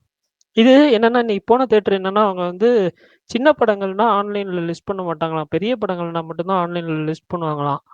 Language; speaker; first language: Tamil; native; Tamil